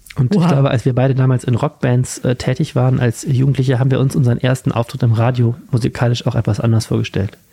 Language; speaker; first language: German; native; German